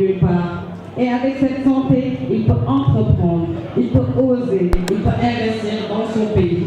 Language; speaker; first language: French; non-native, local second language; Jola-Fonyi